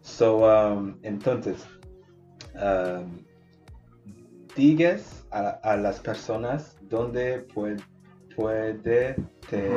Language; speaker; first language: Spanish; non-native, learner; English